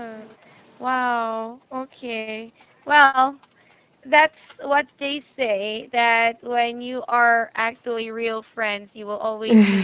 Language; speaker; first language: English; non-native, fluent; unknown